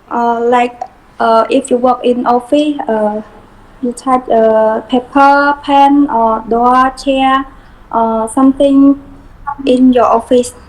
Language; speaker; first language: English; non-native, learner; Khmer